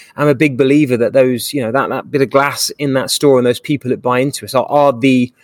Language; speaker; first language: English; native; English